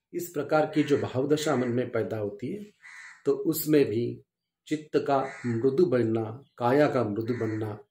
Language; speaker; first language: Hindi; non-native, local second language; Marathi